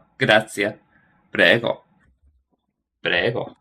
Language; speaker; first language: Italian; non-native, learner; English